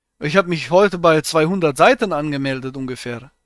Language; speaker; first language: German; native; German